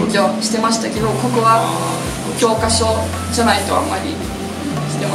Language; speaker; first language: Japanese; non-native, fluent; English